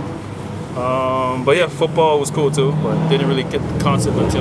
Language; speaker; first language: English; non-native, fluent; Samoan